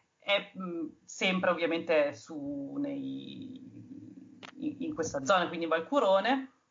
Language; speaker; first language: Italian; native; Italian